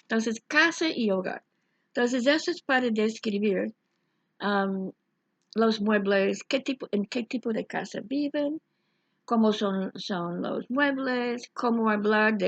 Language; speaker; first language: Spanish; non-native, fluent; English